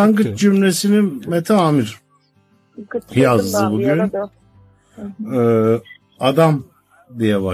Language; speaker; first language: Turkish; native; Turkish